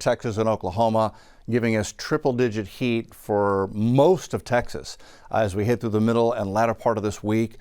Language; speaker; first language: English; native; English